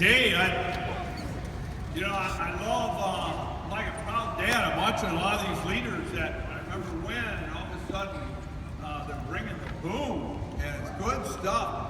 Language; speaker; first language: English; native; English